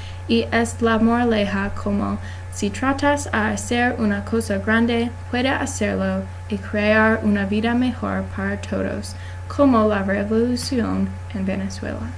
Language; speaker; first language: Spanish; non-native, learner; English